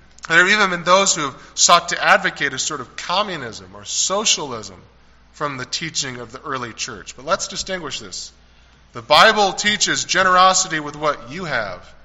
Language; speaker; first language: English; native; English